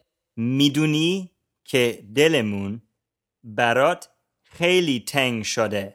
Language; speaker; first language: Persian; non-native, learner; English